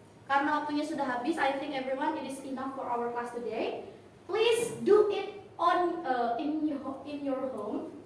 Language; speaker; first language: English; non-native, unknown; Indonesian